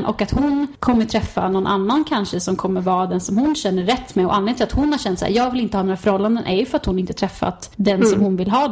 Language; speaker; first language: Swedish; native; Swedish